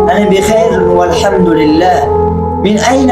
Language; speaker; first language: Arabic; non-native, learner; Urdu